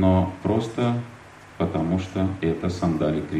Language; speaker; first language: Russian; native; Russian